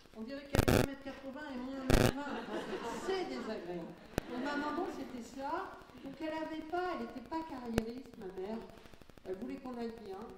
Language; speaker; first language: French; early bilingual, other home language; Catalan